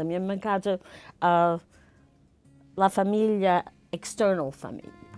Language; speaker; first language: Italian; early bilingual, heritage; Italian